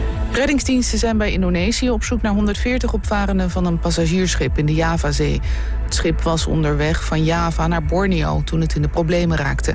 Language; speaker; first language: Dutch; native; Dutch